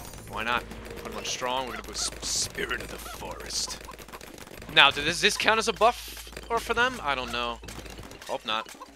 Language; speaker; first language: English; early bilingual, other home language; Polish